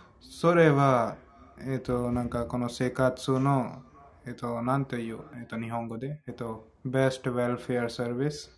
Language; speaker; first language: Japanese; non-native, fluent; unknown